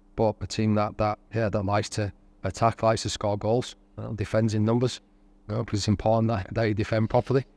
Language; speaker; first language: English; native; English